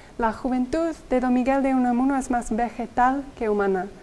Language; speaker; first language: Spanish; non-native, fluent; English